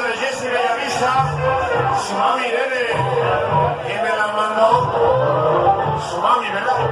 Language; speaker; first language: Spanish; native; Spanish